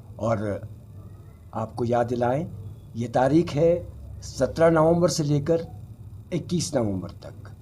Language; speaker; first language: Urdu; non-native, local second language; Kashmiri